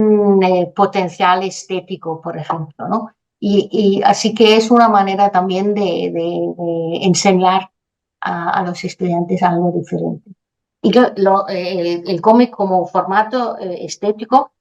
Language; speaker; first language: Spanish; non-native, fluent; Danish